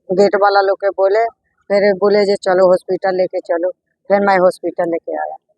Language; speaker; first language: Hindi; native; Hindi